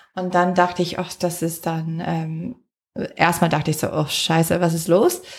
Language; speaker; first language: German; non-native, fluent; English